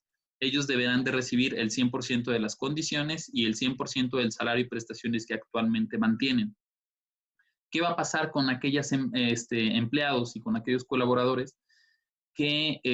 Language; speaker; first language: Spanish; native; Spanish